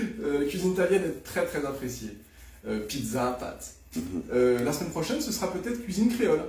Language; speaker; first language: French; native; French